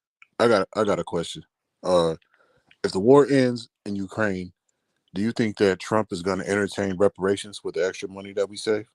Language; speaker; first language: English; native; English